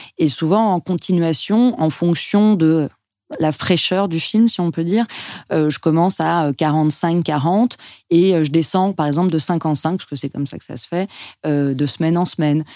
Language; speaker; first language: French; native; French